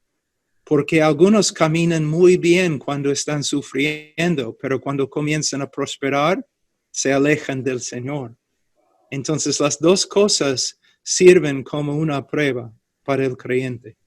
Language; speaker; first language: Spanish; non-native, fluent; English